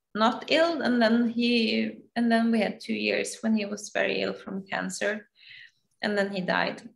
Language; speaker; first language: English; non-native, fluent; Norwegian